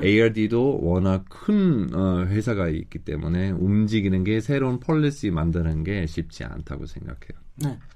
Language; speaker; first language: Korean; non-native, fluent; German